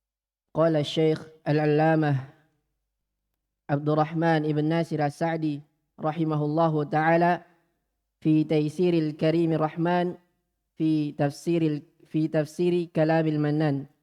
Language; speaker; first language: Arabic; non-native, learner; Indonesian